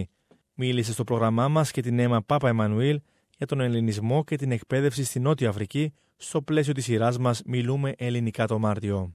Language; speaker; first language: Greek; native; Greek